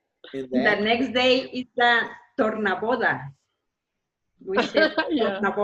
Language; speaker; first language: English; non-native, learner; Spanish